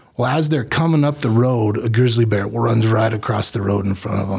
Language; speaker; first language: English; native; English